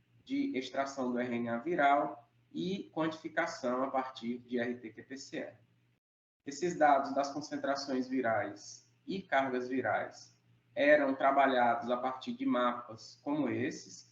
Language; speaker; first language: Portuguese; native; Portuguese